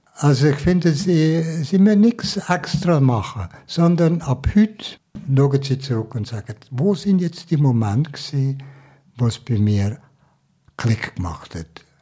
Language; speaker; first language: German; native; German